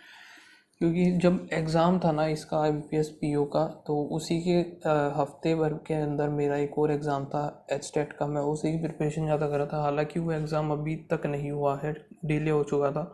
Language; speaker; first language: Hindi; native; Hindi